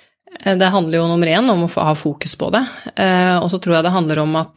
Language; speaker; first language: Norwegian; native; Norwegian